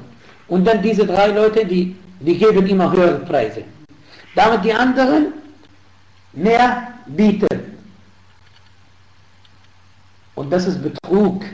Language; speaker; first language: German; non-native, fluent; Arabic